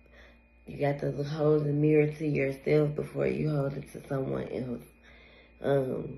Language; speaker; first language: English; native; English